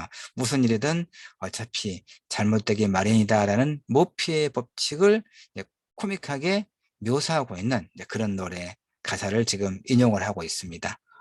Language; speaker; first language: Korean; native; Korean